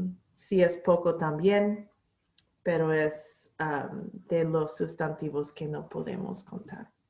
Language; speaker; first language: Spanish; non-native, fluent; English